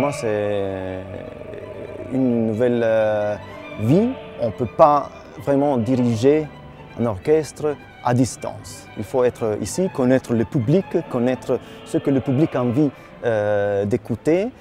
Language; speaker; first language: French; non-native, fluent; Italian